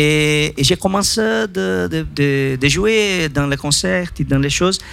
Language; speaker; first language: French; non-native, learner; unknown